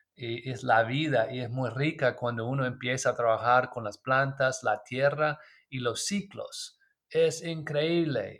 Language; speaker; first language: Spanish; non-native, learner; English